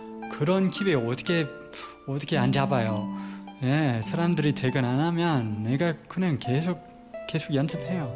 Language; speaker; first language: Korean; non-native, fluent; English